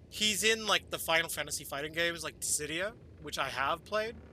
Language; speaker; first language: English; native; English